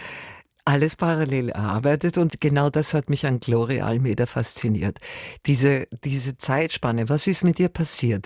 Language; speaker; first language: German; native; German